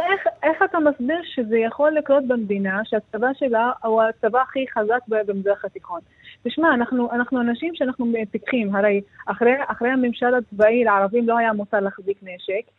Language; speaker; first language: Hebrew; non-native, local second language; Arabic